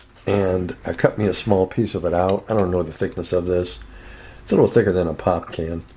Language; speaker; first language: English; native; English